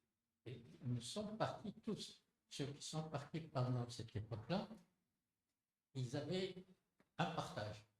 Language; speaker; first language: French; non-native, local second language; Arabic